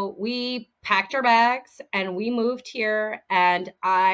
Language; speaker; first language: English; native; English